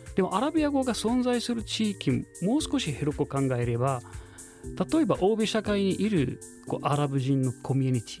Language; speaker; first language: Japanese; non-native, fluent; Arabic